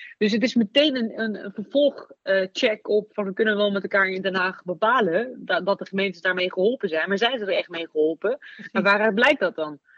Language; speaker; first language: Dutch; native; Dutch